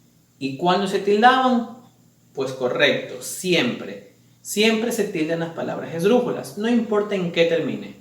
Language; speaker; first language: Spanish; native; Spanish